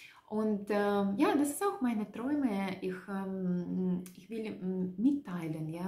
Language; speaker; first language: German; non-native, learner; Russian